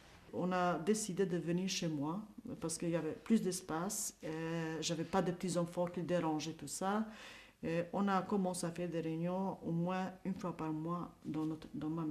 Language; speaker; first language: French; non-native, fluent; Albanian